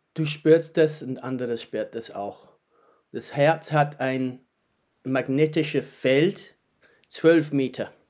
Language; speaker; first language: German; non-native, learner; English